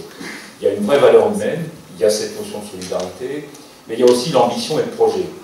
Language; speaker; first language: French; native; French